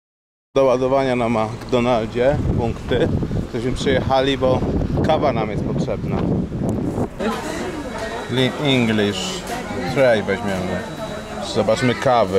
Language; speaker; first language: Polish; native; Polish